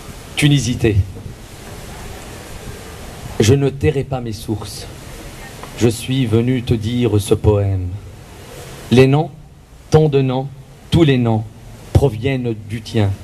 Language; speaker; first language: French; non-native, local second language; Arabic